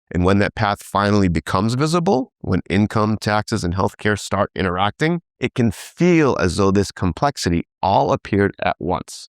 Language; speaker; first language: English; native; English